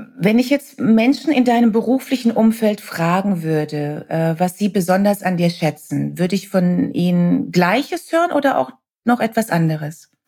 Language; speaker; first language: German; native; German